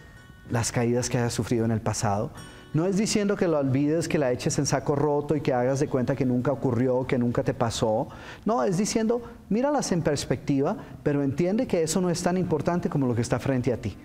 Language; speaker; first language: Spanish; native; Spanish